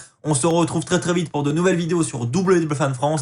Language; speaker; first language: French; native; French